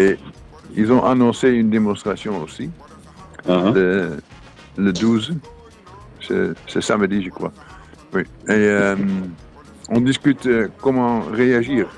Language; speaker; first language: French; non-native, fluent; Dutch